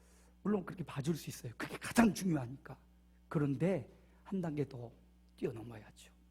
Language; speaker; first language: Korean; native; Korean